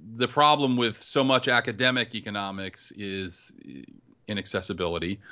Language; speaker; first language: English; native; English